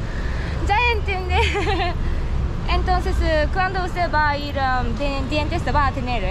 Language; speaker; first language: Spanish; non-native, learner; Japanese